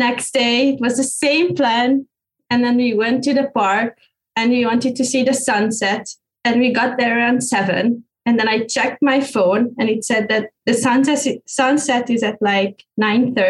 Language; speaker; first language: English; non-native, fluent; Hungarian